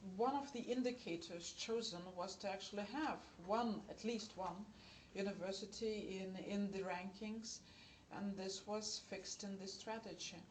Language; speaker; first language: English; non-native, fluent; Lithuanian